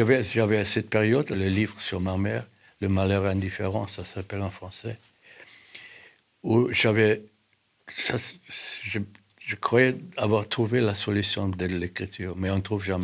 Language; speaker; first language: French; non-native, fluent; German